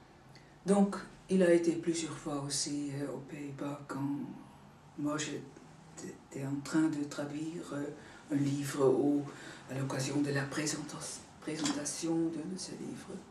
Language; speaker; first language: French; non-native, fluent; Dutch